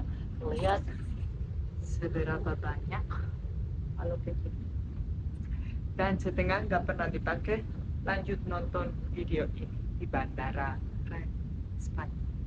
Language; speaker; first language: Indonesian; non-native, fluent; Spanish